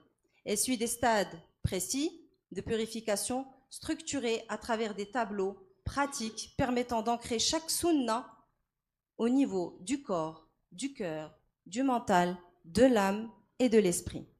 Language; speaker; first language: French; non-native, local second language; Arabic